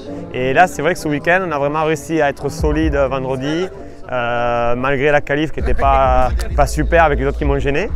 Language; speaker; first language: French; native; French